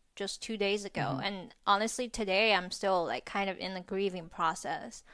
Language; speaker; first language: English; non-native, fluent; Chinese